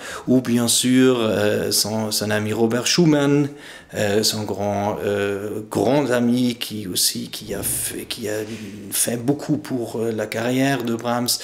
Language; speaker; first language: French; non-native, fluent; German